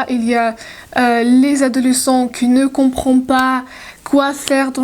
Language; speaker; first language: French; non-native, learner; Russian